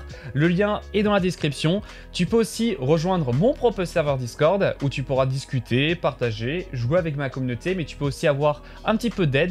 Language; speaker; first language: French; native; French